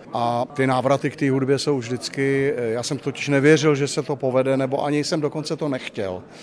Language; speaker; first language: Czech; native; Czech